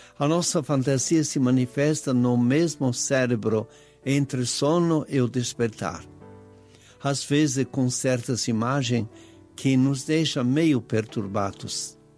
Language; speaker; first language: Portuguese; non-native, fluent; Italian